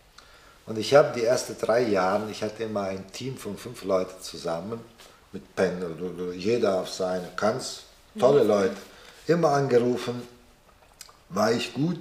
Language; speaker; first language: German; non-native, fluent; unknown